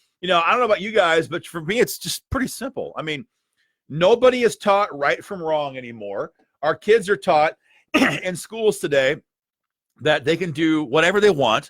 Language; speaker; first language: English; native; English